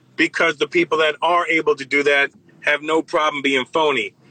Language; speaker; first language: English; native; English